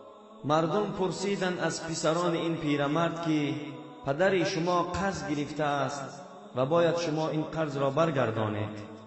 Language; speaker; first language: Persian; non-native, local second language; Tajik